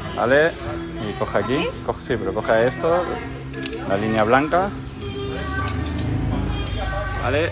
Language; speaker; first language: Spanish; non-native, local second language; Catalan